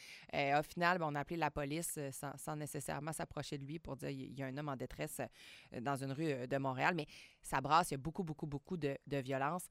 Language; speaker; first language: French; native; French